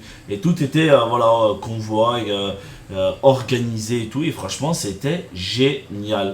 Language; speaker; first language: French; native; French